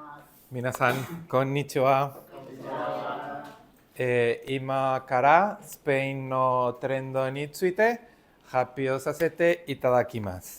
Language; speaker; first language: Japanese; non-native, learner; Spanish